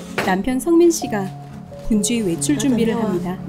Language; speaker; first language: Korean; native; Korean